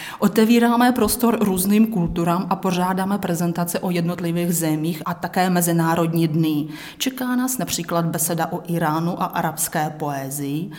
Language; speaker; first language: Czech; native; Czech